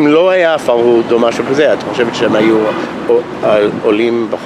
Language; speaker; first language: Hebrew; non-native, fluent; English